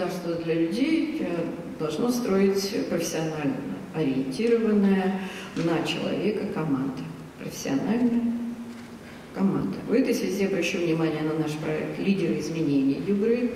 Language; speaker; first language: Russian; native; Russian